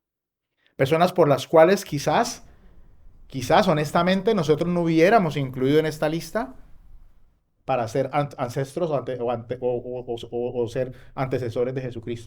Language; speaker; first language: Spanish; native; Spanish